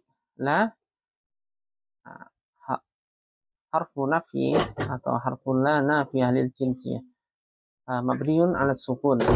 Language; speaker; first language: Arabic; non-native, learner; Indonesian